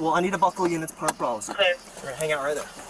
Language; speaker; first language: English; native; English